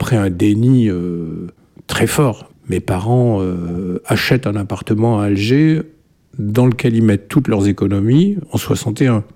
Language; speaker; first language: French; native; French